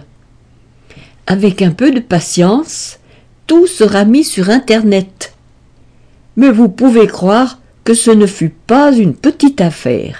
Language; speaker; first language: French; native; French